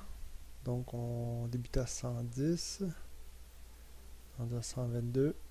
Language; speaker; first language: French; native; French